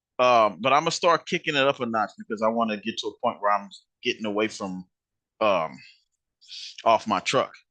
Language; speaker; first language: English; native; English